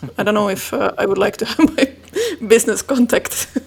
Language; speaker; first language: English; non-native, fluent; Finnish